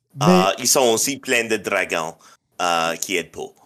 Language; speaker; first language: French; non-native, local second language; English